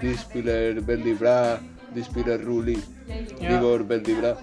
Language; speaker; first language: Norwegian; non-native, learner; Spanish